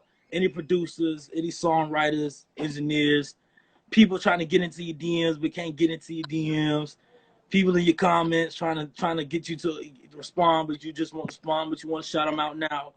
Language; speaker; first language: English; native; English